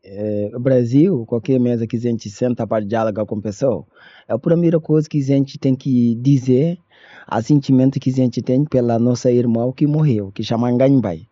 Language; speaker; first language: Portuguese; non-native, learner; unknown